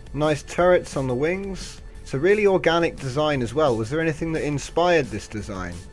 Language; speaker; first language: English; native; English